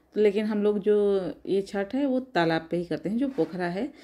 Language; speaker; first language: Hindi; native; Hindi